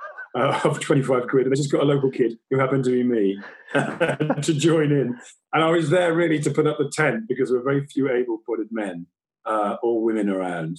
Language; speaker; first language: English; native; English